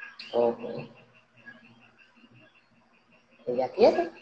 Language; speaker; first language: Spanish; native; Spanish